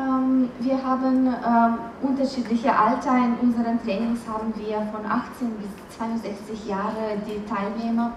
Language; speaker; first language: German; non-native, fluent; Romanian